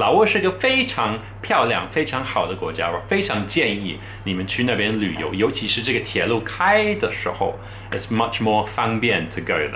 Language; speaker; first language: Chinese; non-native, fluent; English